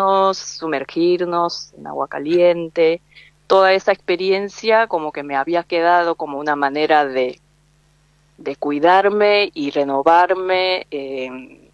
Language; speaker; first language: Spanish; non-native, fluent; Korean